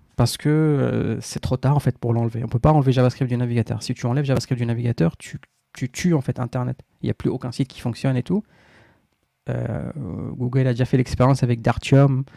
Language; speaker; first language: French; non-native, local second language; Arabic